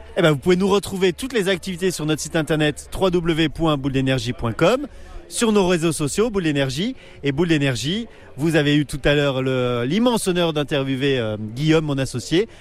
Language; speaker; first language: French; native; French